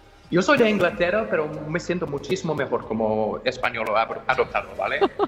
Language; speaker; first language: Spanish; non-native, fluent; English